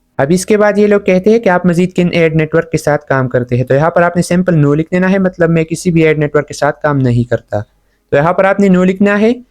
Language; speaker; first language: Urdu; non-native, local second language; Punjabi